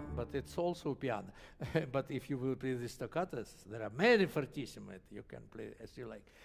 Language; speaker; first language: English; non-native, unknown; Russian